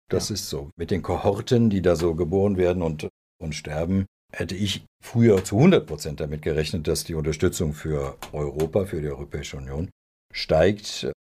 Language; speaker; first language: German; early bilingual, other home language; Serbian